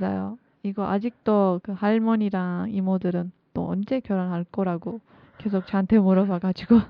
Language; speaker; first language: Korean; non-native, learner; Turkish